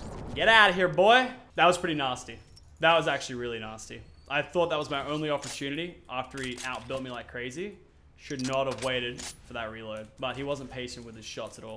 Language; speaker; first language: English; native; English